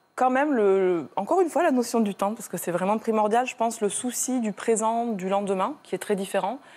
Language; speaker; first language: French; native; French